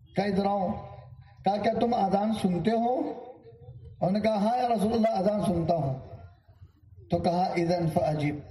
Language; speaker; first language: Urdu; native; Urdu